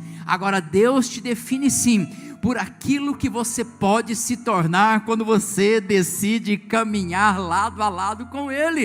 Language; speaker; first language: Portuguese; native; Portuguese